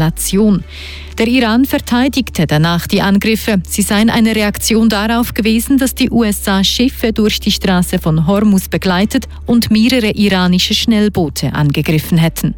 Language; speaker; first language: German; native; German